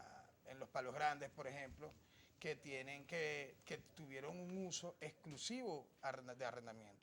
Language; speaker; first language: Spanish; native; Spanish